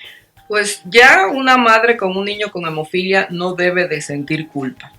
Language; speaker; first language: Spanish; native; Spanish